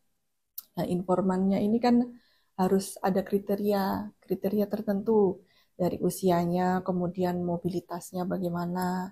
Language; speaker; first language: Indonesian; non-native, local second language; Javanese